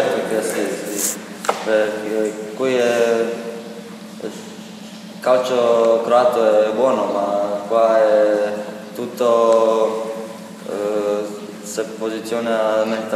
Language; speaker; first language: Italian; non-native, learner; Croatian